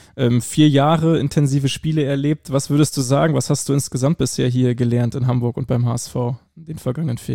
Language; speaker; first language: German; native; German